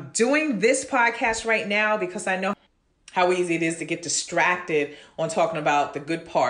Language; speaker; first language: English; native; English